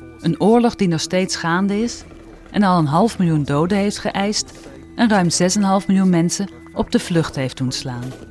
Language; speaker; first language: Dutch; native; Dutch